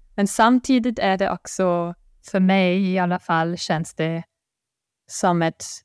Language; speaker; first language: Swedish; non-native, fluent; German